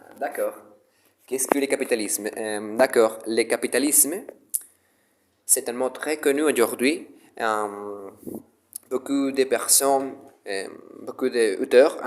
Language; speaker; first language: French; non-native, learner; Spanish